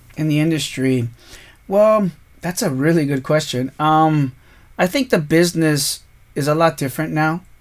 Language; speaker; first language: English; early bilingual, other home language; Spanish